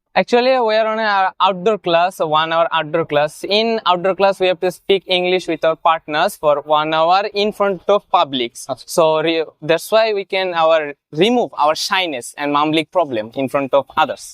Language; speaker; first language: English; non-native, learner; Bangla